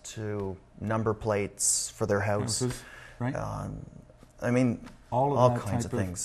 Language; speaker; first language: English; native; English